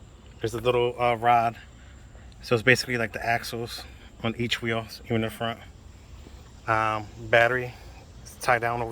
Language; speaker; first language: English; native; English